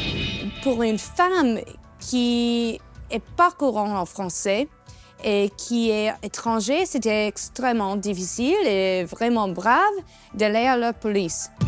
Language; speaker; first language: French; non-native, learner; English